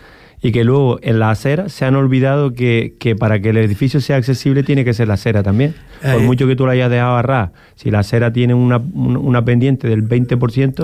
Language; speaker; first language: Spanish; native; Spanish